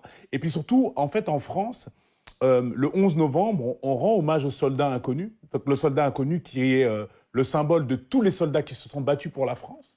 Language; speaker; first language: French; native; French